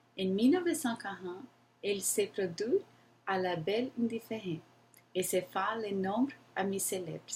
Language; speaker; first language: French; non-native, learner; Portuguese